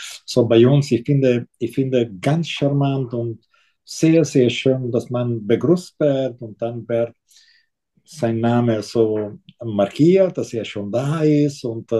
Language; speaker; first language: German; non-native, fluent; Italian